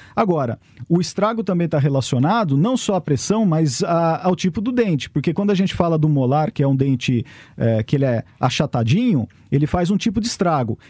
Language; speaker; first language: Portuguese; native; Portuguese